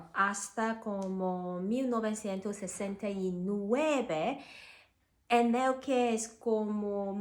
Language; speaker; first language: Spanish; non-native, learner; Cantonese